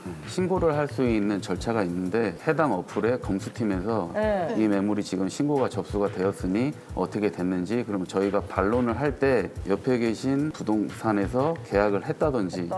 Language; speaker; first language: Korean; native; Korean